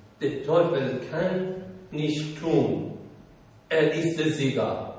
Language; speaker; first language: German; non-native, learner; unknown